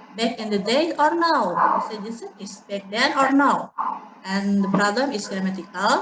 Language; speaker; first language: English; non-native, learner; Indonesian